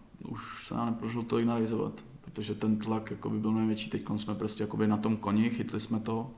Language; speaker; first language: Czech; native; Czech